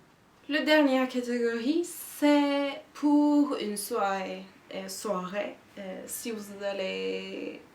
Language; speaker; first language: French; non-native, learner; Turkish